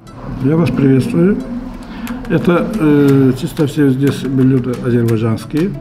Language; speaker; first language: Russian; non-native, fluent; Azerbaijani